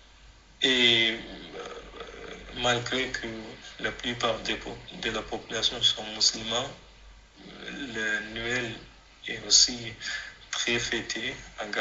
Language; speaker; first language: French; non-native, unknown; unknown